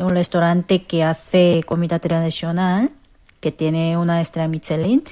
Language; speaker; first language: Spanish; non-native, fluent; Korean